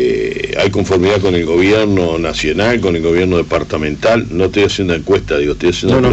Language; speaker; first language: Spanish; native; Spanish